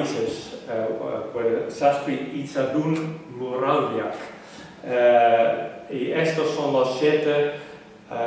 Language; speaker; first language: Spanish; non-native, learner; Western Frisian